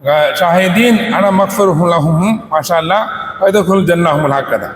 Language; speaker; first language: Arabic; non-native, learner; Indonesian